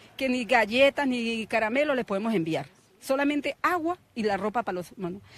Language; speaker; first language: Spanish; native; Spanish